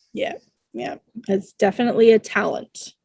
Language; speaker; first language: English; native; English